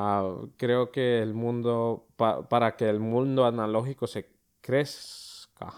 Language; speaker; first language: Spanish; early bilingual, other home language; Finnish